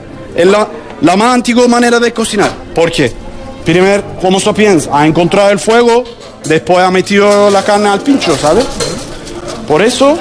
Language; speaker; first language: Spanish; non-native, learner; Turkish